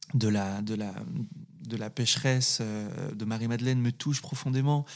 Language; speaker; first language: French; native; French